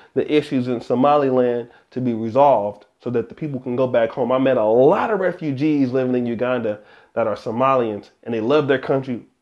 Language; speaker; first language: English; native; English